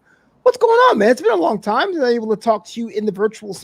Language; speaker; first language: English; native; English